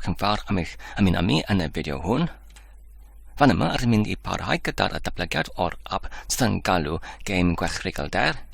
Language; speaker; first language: Welsh; non-native, learner; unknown